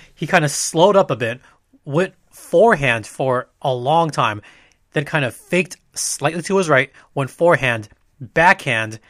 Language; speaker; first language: English; native; English